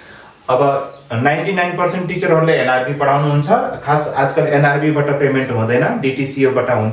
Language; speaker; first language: Nepali; native; Nepali